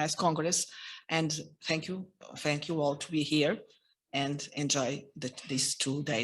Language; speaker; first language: English; non-native, fluent; Portuguese